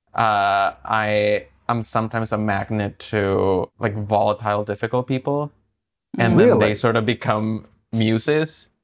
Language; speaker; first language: English; non-native, fluent; Spanish